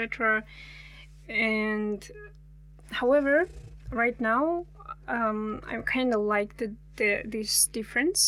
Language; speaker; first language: English; non-native, fluent; Kazakh